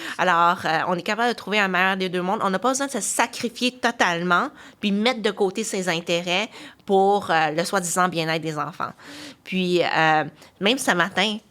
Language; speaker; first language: French; early bilingual, other home language; Chinese